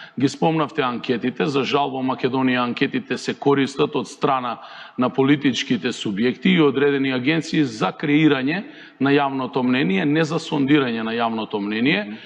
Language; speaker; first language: Macedonian; native; Macedonian